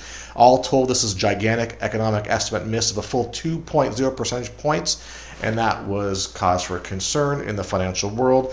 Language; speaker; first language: English; native; English